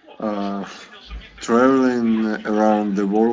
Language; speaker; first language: English; non-native, learner; Russian